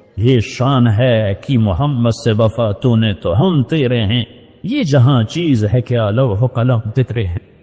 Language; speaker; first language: Urdu; non-native, local second language; Punjabi